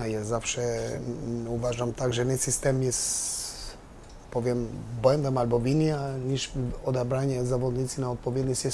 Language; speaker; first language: Polish; non-native, learner; Albanian